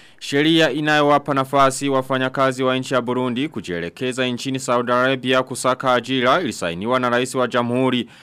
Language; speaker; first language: Swahili; non-native, local second language; Rundi